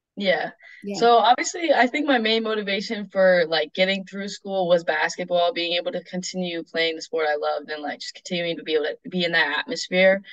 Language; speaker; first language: English; native; English